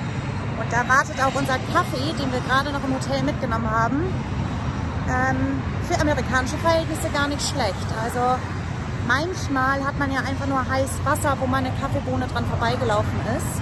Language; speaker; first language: German; native; German